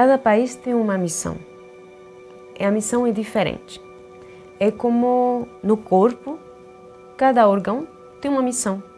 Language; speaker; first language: Portuguese; non-native, fluent; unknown